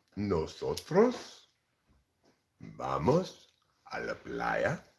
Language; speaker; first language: Spanish; non-native, learner; English